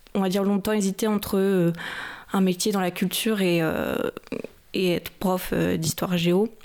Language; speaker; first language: French; native; French